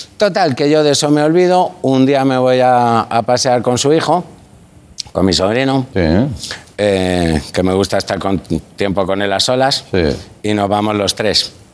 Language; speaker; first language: Spanish; native; Spanish